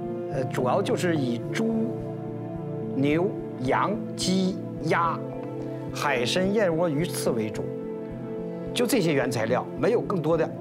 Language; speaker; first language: Chinese; native; Chinese